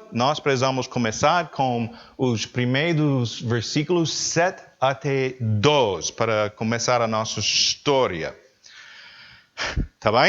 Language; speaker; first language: Portuguese; non-native, learner; English